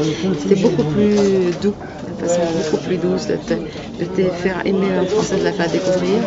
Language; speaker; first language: French; non-native, fluent; Arabic